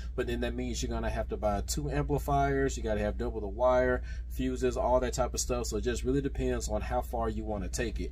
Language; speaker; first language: English; native; English